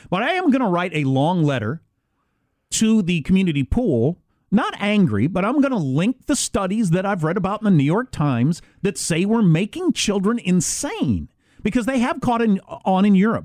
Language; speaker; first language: English; native; English